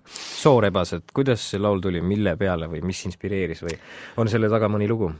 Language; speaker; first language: Estonian; native; Estonian